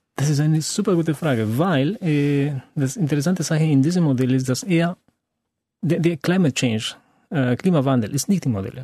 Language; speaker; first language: German; non-native, fluent; Spanish